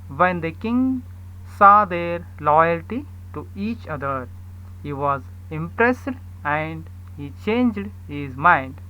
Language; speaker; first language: English; non-native, local second language; Kannada